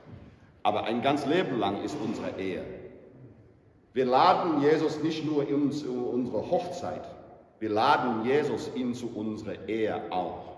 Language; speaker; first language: German; non-native, fluent; English